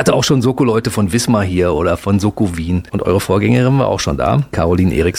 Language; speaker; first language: German; native; German